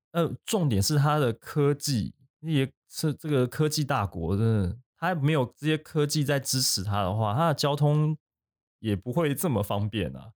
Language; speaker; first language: Chinese; native; Chinese